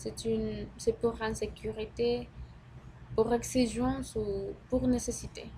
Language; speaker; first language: French; non-native, learner; Spanish